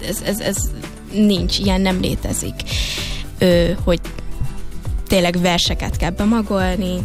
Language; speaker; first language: Hungarian; early bilingual, heritage; Hungarian